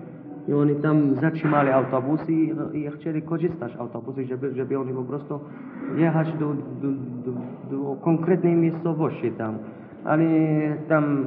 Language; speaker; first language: Polish; non-native, learner; Arabic